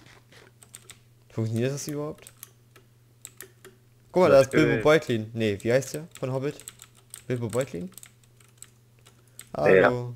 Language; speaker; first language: German; native; German